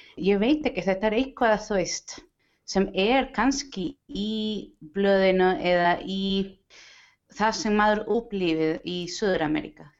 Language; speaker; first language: Icelandic; non-native, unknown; Spanish